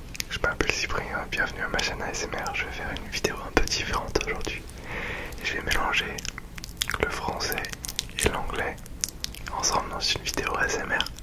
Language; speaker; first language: French; early bilingual, heritage; French